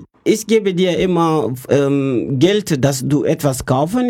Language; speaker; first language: German; non-native, learner; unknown